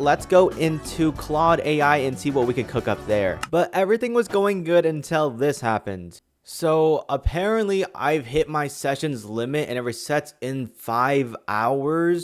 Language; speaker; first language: English; native; English